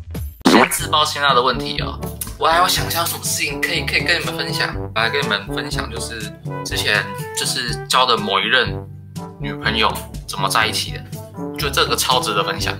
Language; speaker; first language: Chinese; native; Chinese